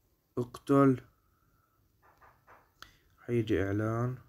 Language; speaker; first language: Arabic; native; Arabic